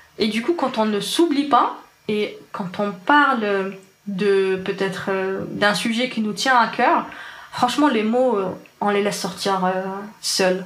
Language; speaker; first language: French; non-native, local second language; Arabic